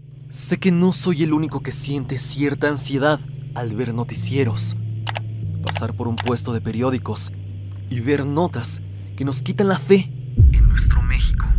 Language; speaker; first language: Spanish; native; Spanish